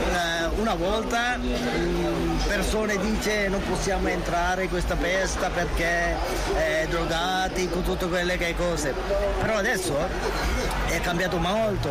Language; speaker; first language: Italian; non-native, learner; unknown